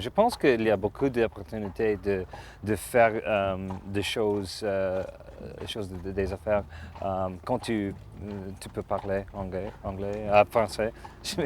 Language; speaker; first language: French; non-native, learner; English